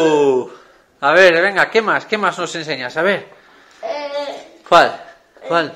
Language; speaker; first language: Spanish; native; Spanish